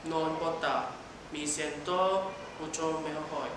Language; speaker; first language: Spanish; non-native, learner; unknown